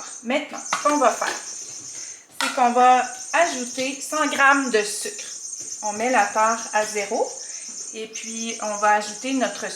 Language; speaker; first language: French; native; French